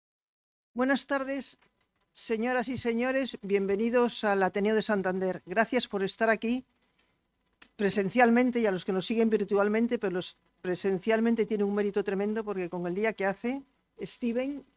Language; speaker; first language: Spanish; native; Spanish